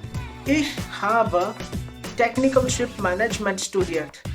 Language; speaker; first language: German; non-native, fluent; Marathi